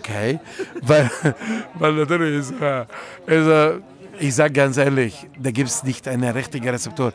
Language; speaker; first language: German; non-native, fluent; Italian